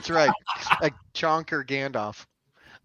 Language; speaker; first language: English; native; English